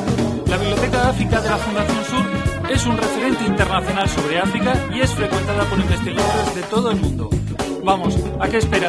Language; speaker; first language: Spanish; native; Spanish